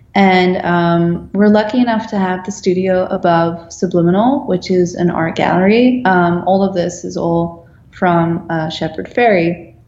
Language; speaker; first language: English; non-native, fluent; Dutch